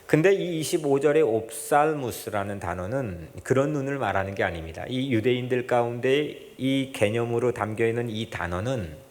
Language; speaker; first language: Korean; native; Korean